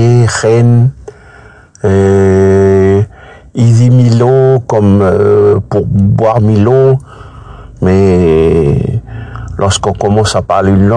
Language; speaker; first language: French; native; French